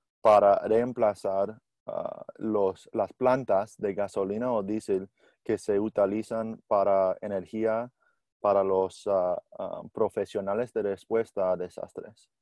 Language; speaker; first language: Spanish; non-native, learner; English